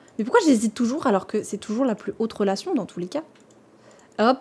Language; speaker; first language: French; native; French